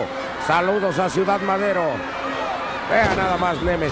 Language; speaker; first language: Spanish; native; Spanish